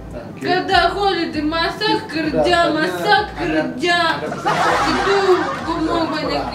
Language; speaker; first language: Indonesian; non-native, learner; Russian